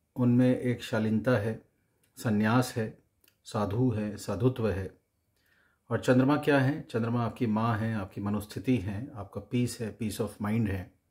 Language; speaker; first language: Hindi; native; Hindi